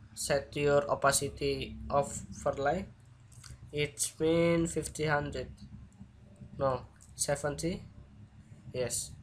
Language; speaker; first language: English; non-native, learner; Indonesian